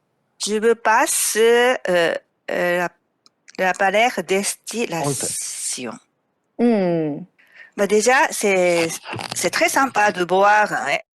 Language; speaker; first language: French; non-native, fluent; Japanese